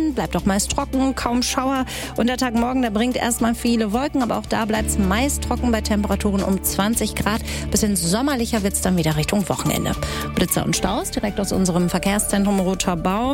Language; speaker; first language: German; native; German